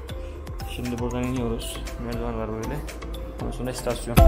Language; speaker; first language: Turkish; non-native, fluent; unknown